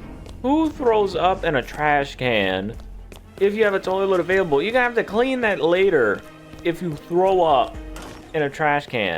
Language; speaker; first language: English; native; English